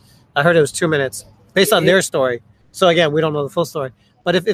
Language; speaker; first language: English; early bilingual, other home language; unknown